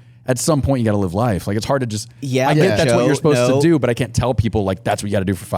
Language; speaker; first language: English; native; English